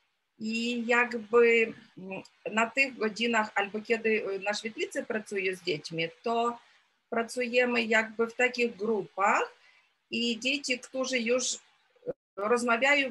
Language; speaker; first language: Polish; non-native, fluent; Ukrainian